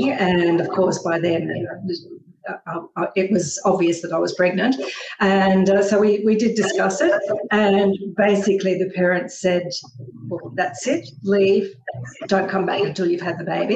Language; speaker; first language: English; native; English